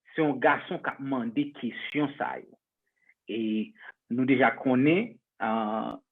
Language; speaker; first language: French; non-native, local second language; Haitian Creole